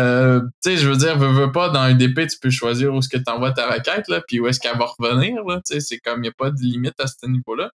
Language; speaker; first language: French; native; French